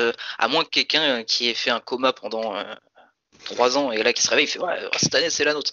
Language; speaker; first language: French; native; French